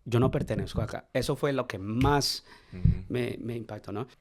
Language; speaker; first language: Spanish; early bilingual, heritage; Spanish